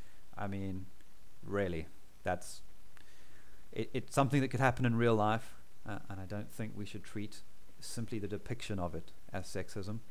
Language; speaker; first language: English; native; English